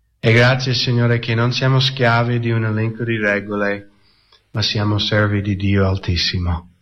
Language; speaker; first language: Italian; non-native, fluent; English